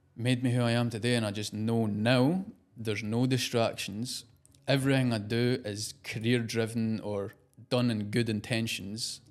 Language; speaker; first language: English; native; English